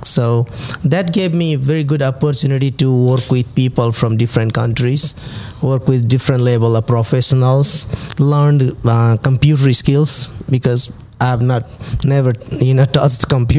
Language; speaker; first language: English; non-native, local second language; Nepali